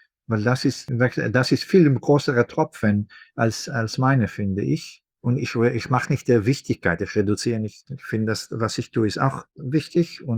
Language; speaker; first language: German; non-native, fluent; Hebrew